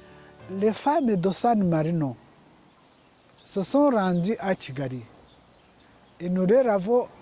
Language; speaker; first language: French; non-native, local second language; Kinyarwanda